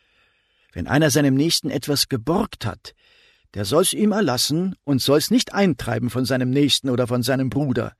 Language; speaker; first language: German; native; German